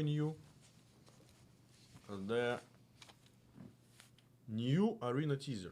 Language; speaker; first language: English; non-native, fluent; Russian